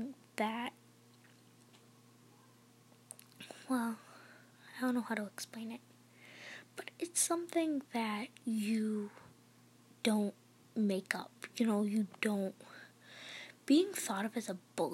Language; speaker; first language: English; native; English